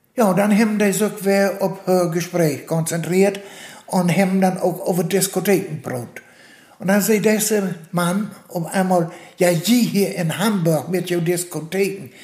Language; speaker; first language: German; native; German